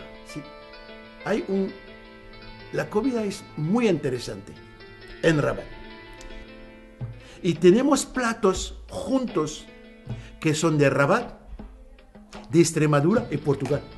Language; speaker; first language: Spanish; non-native, fluent; Arabic